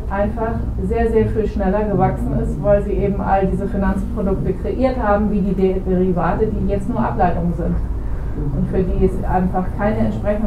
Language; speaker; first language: German; native; German